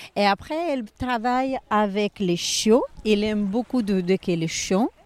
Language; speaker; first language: French; non-native, learner; Ukrainian